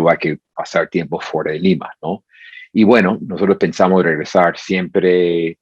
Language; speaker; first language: Spanish; non-native, fluent; English